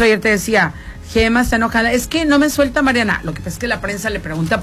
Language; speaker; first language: Spanish; native; Spanish